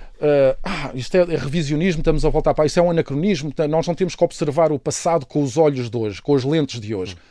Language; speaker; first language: Portuguese; native; Portuguese